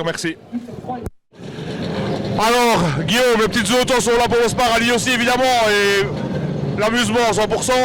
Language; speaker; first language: French; native; French